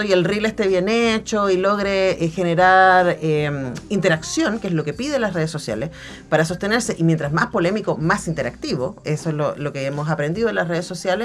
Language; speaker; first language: Spanish; native; Spanish